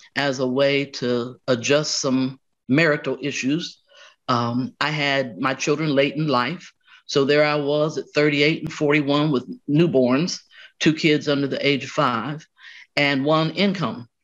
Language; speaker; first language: English; native; English